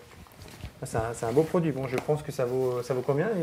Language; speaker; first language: French; native; French